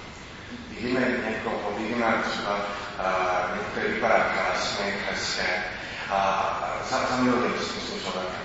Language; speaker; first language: Czech; non-native, fluent; English